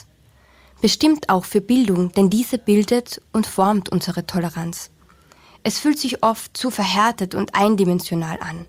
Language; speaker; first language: German; native; German